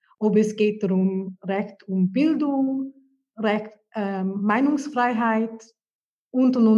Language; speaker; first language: German; non-native, fluent; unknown